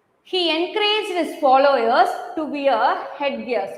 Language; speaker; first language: English; non-native, local second language; Tamil